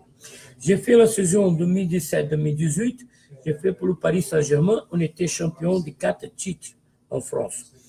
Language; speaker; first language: French; non-native, fluent; Portuguese